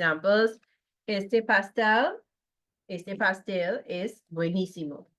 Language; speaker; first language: Spanish; non-native, fluent; English